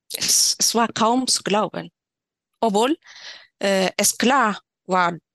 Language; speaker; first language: German; non-native, fluent; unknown